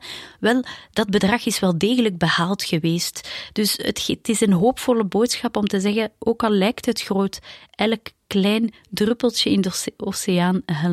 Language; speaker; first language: Dutch; native; Dutch